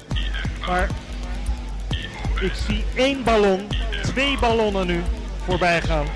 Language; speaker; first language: Dutch; native; Dutch